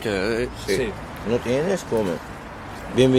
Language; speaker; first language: Spanish; non-native, learner; Arabic